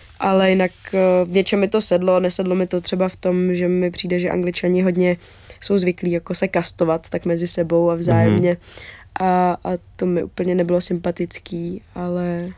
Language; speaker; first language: Czech; native; Czech